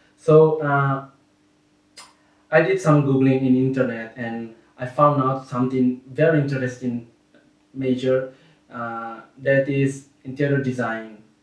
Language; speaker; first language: English; non-native, learner; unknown